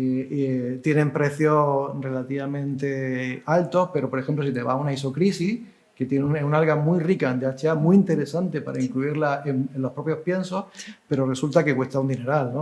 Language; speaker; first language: Spanish; native; Spanish